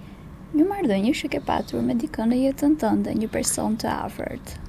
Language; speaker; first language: Albanian; native; Albanian